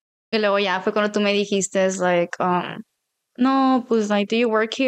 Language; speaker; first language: Spanish; early bilingual, heritage; Spanish